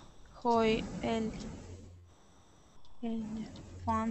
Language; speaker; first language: Spanish; non-native, learner; Russian